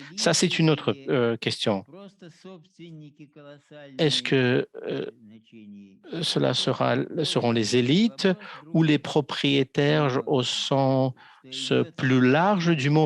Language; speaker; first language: French; non-native, fluent; Russian